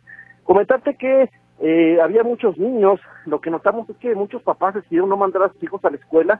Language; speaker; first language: Spanish; native; Spanish